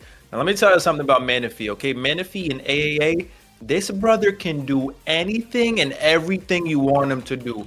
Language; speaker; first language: English; native; English